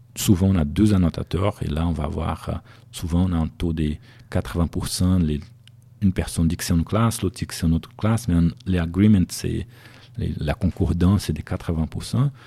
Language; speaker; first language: French; non-native, fluent; Portuguese